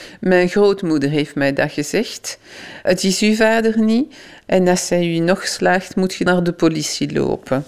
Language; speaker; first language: Dutch; non-native, local second language; French